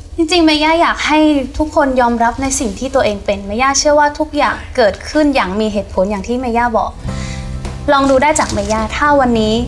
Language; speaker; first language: Thai; native; Thai